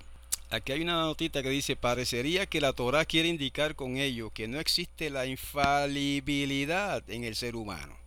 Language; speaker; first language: Spanish; native; Spanish